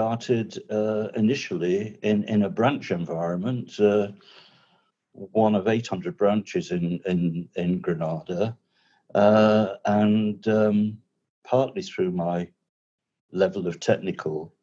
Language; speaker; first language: English; native; English